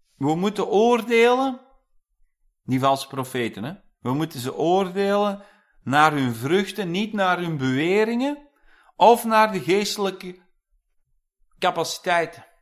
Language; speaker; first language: Dutch; non-native, fluent; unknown